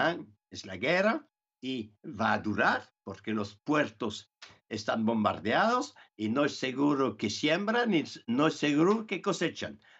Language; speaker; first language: Spanish; non-native, fluent; French